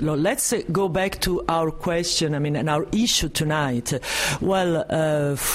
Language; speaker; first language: English; non-native, fluent; Italian